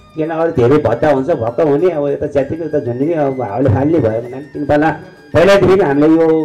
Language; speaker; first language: Nepali; non-native, local second language; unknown